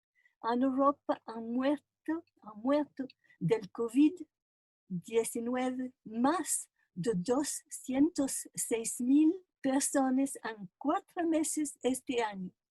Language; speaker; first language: Spanish; non-native, fluent; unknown